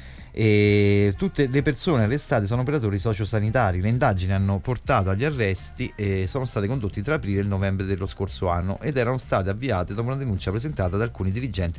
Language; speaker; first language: Italian; native; Italian